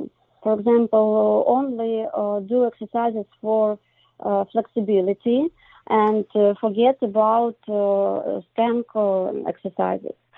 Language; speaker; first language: English; non-native, learner; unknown